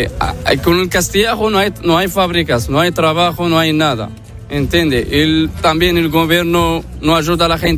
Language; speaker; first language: Spanish; non-native, learner; Arabic